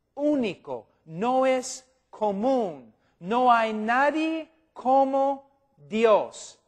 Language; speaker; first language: Spanish; non-native, fluent; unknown